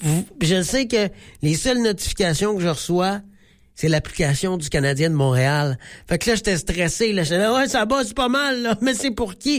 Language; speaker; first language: French; native; French